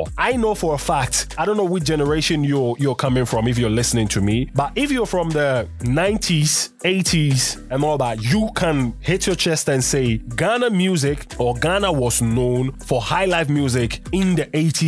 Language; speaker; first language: English; non-native, local second language; Akan